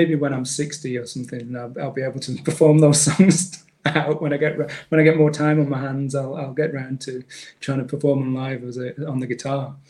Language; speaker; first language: English; native; English